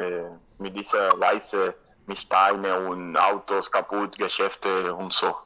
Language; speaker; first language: German; non-native, learner; Spanish